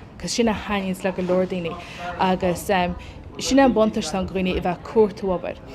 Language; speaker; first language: Irish; native; Irish